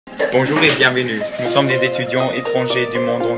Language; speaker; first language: French; non-native, learner; German